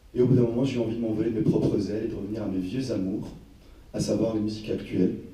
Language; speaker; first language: French; non-native, local second language; Arabic